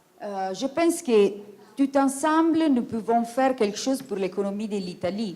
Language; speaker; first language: French; non-native, fluent; Italian